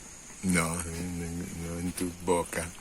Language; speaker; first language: Spanish; non-native, learner; English